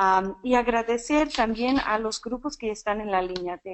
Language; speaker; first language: Spanish; non-native, fluent; English